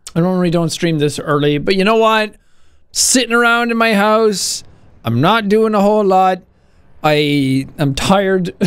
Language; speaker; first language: English; native; English